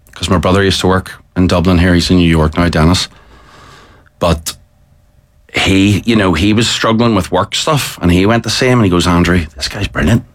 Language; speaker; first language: English; native; English